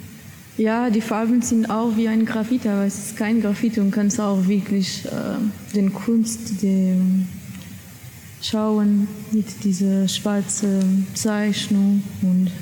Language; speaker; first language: German; non-native, learner; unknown